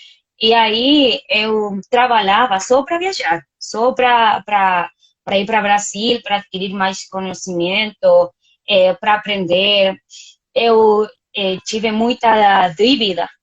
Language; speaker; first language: Portuguese; non-native, fluent; Spanish